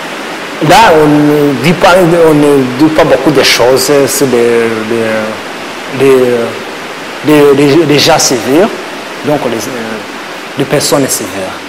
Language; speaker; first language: French; non-native, learner; Kinyarwanda